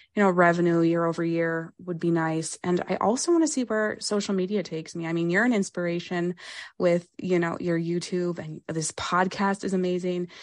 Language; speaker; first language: English; native; English